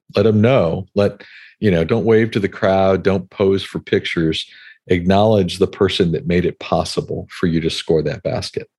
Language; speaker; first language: English; native; English